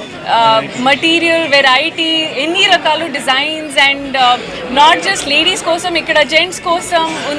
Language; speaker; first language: Telugu; non-native, learner; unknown